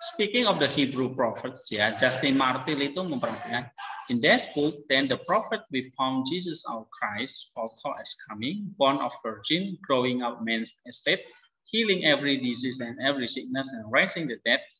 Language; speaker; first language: English; non-native, fluent; Indonesian